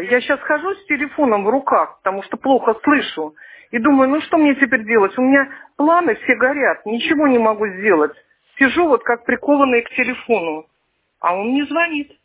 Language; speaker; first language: Russian; native; Russian